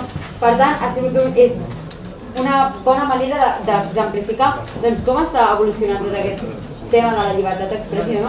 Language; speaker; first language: Catalan; native; Catalan